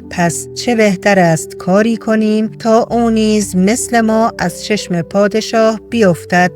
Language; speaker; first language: Persian; native; Persian